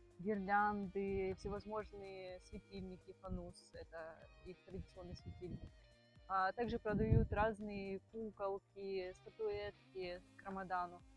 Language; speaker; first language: Russian; native; Russian